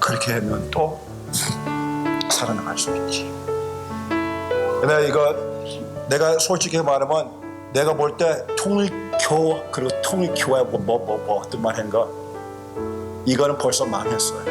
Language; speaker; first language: Korean; early bilingual, heritage; Korean